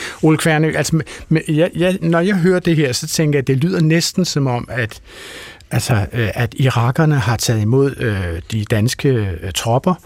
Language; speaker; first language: Danish; native; Danish